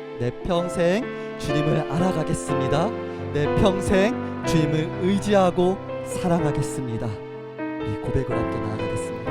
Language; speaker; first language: Korean; native; Korean